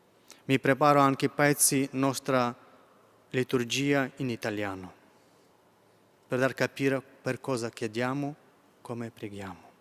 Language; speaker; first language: Italian; non-native, fluent; Ukrainian